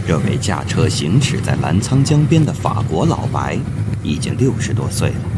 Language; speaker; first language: Chinese; native; Chinese